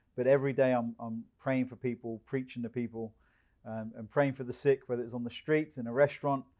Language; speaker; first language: English; native; English